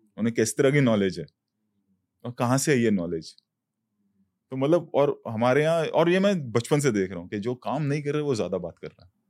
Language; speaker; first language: Hindi; native; Hindi